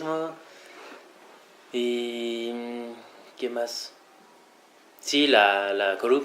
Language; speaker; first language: Spanish; non-native, fluent; French